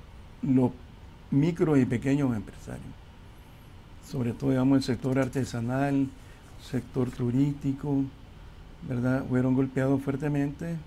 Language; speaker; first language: Spanish; native; Spanish